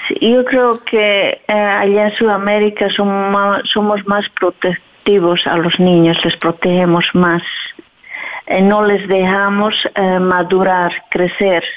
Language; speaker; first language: Spanish; native; Spanish